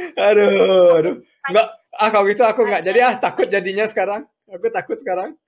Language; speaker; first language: Indonesian; early bilingual, heritage; German